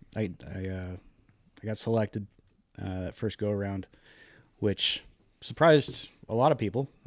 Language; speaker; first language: English; native; English